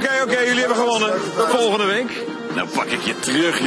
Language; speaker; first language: Dutch; native; Dutch